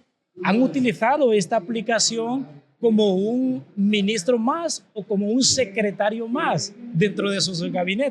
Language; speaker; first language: Spanish; native; Spanish